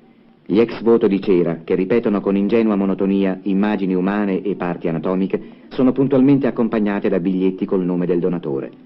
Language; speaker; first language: Italian; native; Italian